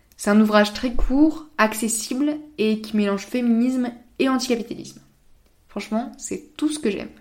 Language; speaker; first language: French; native; French